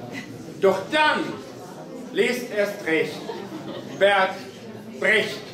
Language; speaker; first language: German; native; German